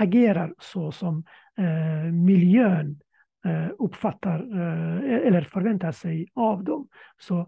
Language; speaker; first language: Swedish; non-native, fluent; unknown